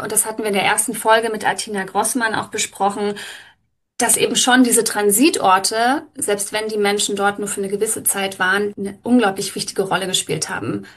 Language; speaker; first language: German; native; German